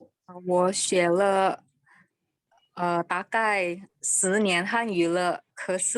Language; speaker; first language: Chinese; non-native, learner; Indonesian